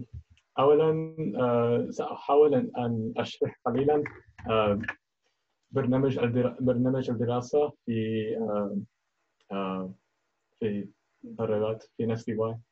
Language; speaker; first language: Arabic; non-native, learner; English